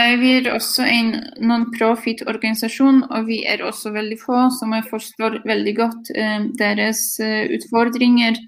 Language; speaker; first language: Norwegian; non-native, fluent; Polish